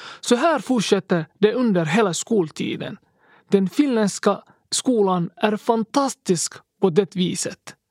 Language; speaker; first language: Swedish; early bilingual, other home language; Somali